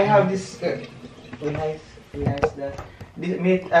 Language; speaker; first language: English; non-native, learner; Filipino